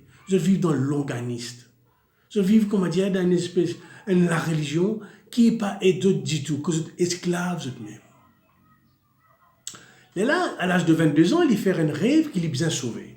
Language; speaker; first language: French; non-native, local second language; Morisyen